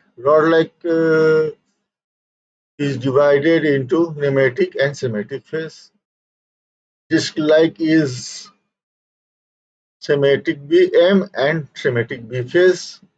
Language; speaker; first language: English; non-native, local second language; Hindi